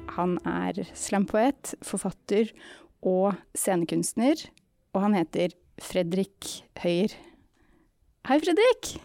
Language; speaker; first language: Norwegian; native; Norwegian